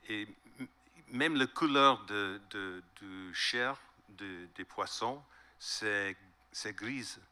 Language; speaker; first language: French; non-native, learner; English